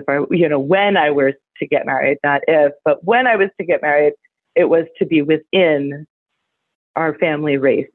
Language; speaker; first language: English; native; English